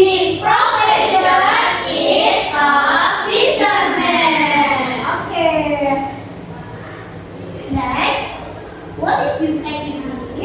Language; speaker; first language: English; non-native, learner; Indonesian